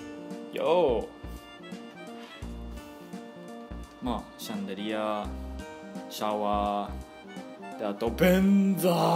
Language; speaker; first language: Japanese; non-native, fluent; English